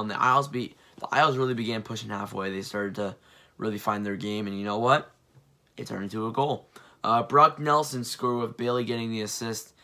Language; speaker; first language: English; native; English